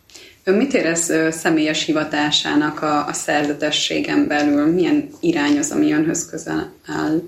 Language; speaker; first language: Hungarian; native; Hungarian